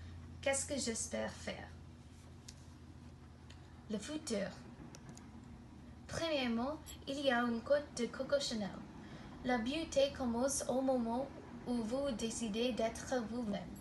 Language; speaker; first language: French; non-native, learner; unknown